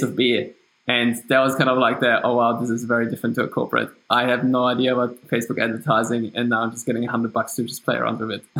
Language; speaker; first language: English; non-native, fluent; German